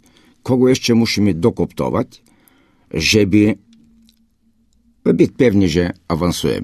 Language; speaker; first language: Polish; non-native, fluent; Bulgarian